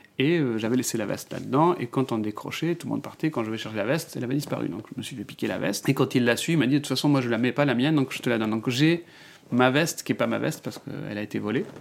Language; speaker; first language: French; non-native, fluent; Spanish